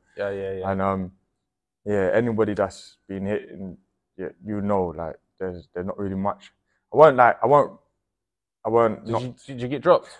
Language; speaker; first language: English; native; English